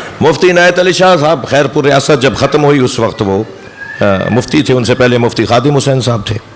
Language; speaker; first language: Urdu; native; Urdu